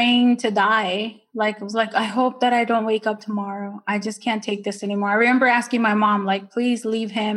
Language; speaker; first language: English; early bilingual, other home language; Spanish